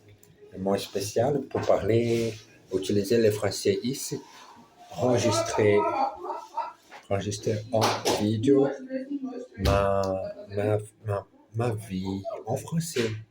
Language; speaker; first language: French; non-native, learner; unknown